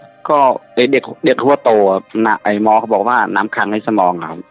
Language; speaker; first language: Thai; non-native, fluent; Khmer